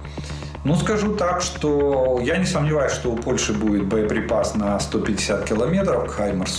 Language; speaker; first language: Russian; native; Russian